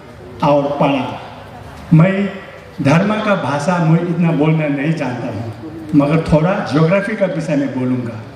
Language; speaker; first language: Hindi; non-native, learner; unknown